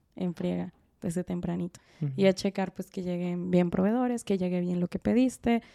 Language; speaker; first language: Spanish; native; Spanish